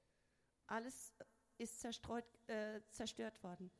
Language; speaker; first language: German; non-native, fluent; Spanish